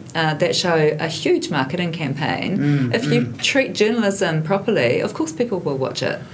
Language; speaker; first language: English; native; English